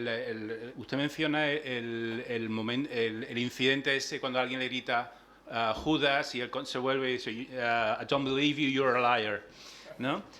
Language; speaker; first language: Spanish; native; Spanish